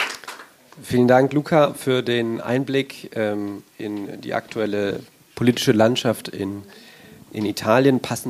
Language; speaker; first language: German; native; German